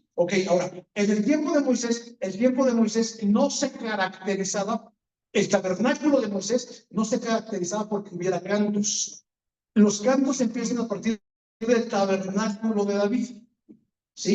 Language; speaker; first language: Spanish; native; Spanish